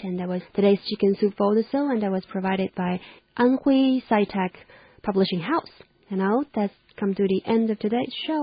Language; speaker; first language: English; non-native, fluent; Chinese